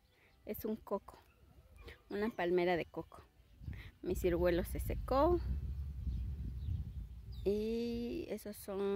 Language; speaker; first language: Spanish; native; Spanish